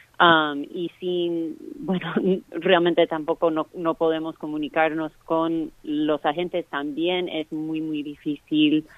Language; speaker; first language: Spanish; non-native, fluent; English